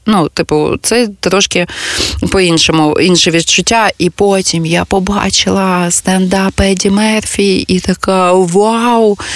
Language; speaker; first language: Ukrainian; non-native, local second language; Russian